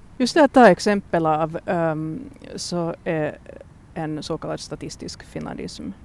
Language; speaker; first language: Swedish; native; Swedish